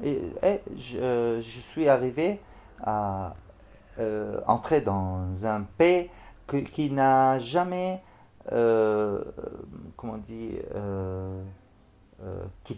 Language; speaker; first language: French; non-native, fluent; Arabic